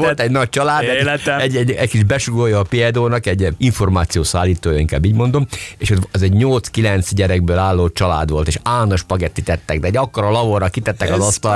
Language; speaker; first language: Hungarian; native; Hungarian